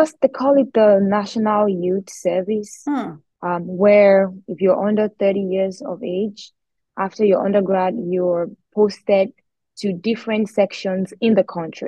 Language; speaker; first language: English; non-native, local second language; Yoruba